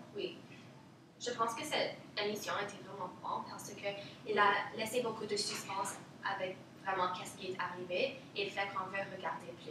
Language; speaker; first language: French; non-native, local second language; English